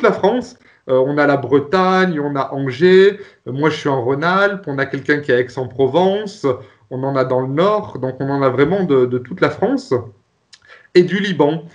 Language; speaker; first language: French; native; French